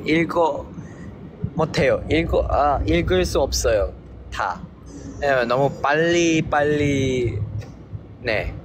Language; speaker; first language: Korean; non-native, learner; Filipino